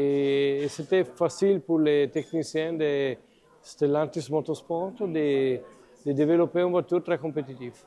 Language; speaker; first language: French; non-native, fluent; Italian